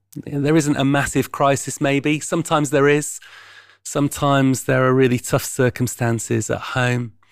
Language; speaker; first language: English; native; English